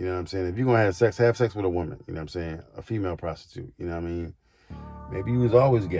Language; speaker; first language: English; native; English